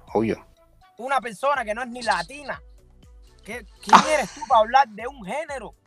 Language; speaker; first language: Spanish; native; Spanish